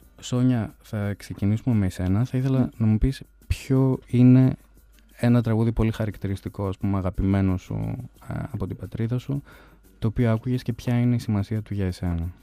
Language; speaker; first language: Greek; native; Greek